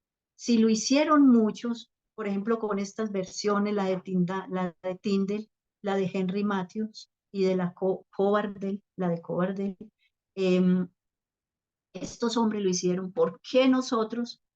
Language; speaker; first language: Spanish; native; Spanish